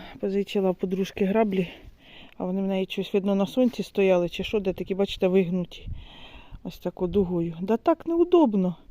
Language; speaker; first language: Ukrainian; native; Ukrainian